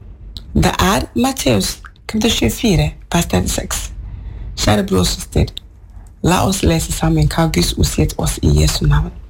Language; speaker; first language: Norwegian; non-native, fluent; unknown